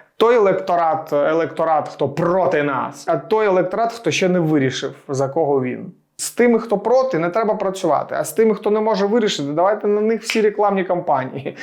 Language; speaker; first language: Ukrainian; native; Ukrainian